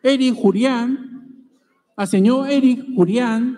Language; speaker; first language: Spanish; non-native, fluent; Chinese